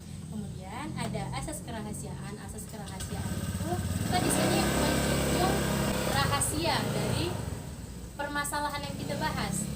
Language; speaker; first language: Indonesian; native; Indonesian